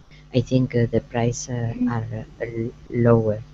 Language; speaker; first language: English; non-native, learner; Spanish